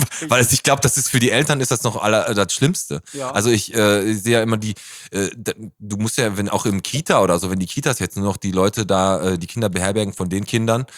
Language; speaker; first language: German; native; German